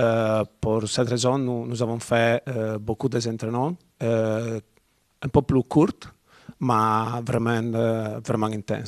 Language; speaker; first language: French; non-native, learner; Italian